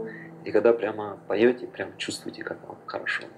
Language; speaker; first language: Russian; native; Russian